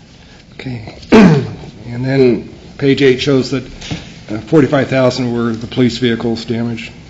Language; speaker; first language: English; native; English